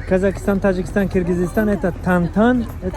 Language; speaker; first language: Russian; non-native, learner; Tajik